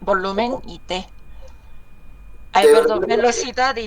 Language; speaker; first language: Spanish; non-native, learner; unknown